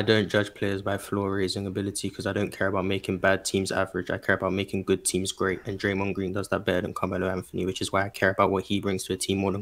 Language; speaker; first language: English; native; English